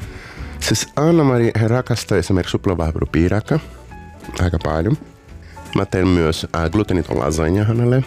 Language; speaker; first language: Finnish; non-native, learner; Portuguese